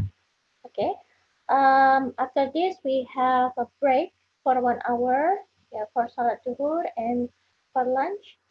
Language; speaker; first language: English; non-native, fluent; Indonesian